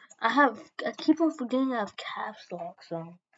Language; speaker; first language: English; native; English